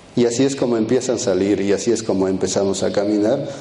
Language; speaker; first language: Spanish; early bilingual, other home language; Quechua